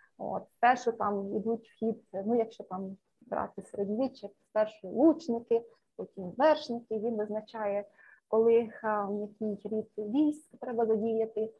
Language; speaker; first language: Ukrainian; native; Ukrainian